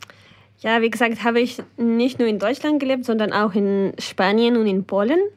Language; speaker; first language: German; non-native, fluent; Ukrainian